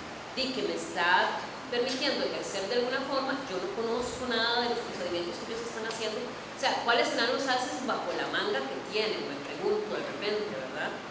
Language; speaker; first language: Spanish; native; Spanish